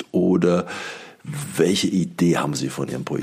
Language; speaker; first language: German; native; German